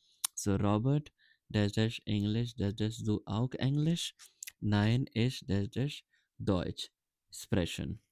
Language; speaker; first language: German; non-native, fluent; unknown